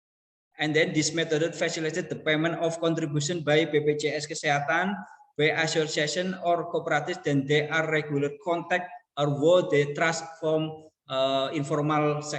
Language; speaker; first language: English; non-native, learner; Indonesian